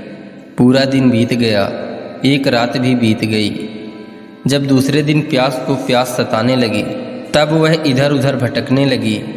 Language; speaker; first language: Hindi; native; Hindi